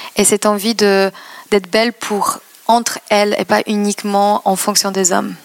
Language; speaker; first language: French; non-native, fluent; Polish